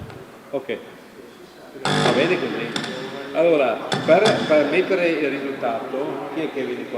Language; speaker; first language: Italian; native; Italian